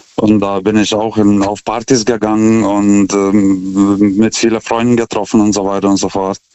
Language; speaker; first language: German; non-native, fluent; Lithuanian